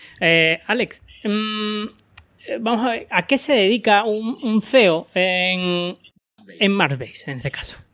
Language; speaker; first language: Spanish; native; Spanish